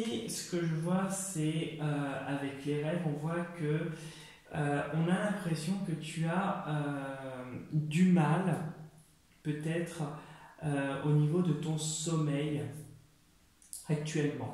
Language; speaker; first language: French; native; French